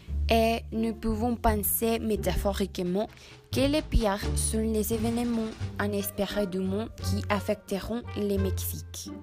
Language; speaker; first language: French; non-native, learner; Spanish